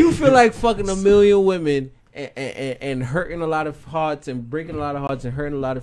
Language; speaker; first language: English; native; English